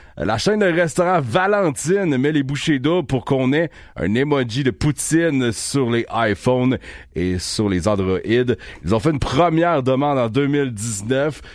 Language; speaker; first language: French; native; French